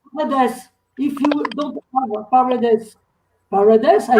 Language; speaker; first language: English; non-native, learner; French